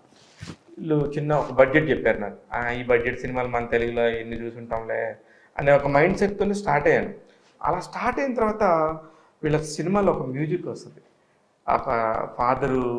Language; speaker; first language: Telugu; native; Telugu